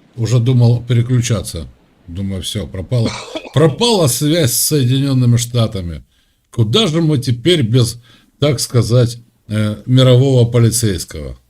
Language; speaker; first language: Russian; native; Russian